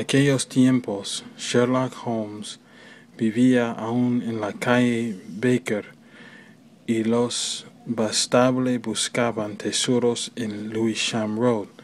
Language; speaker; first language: Spanish; non-native, learner; English